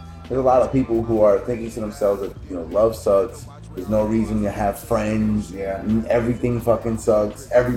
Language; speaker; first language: English; native; English